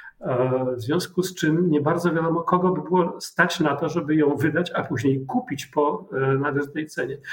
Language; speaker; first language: Polish; native; Polish